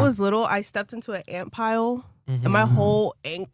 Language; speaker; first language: English; native; English